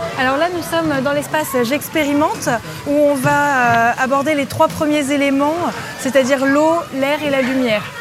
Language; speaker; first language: French; native; French